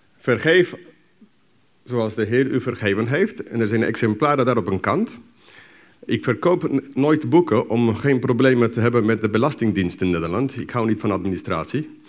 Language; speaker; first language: Dutch; non-native, fluent; English